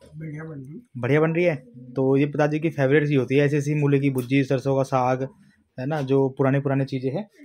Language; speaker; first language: Hindi; native; Hindi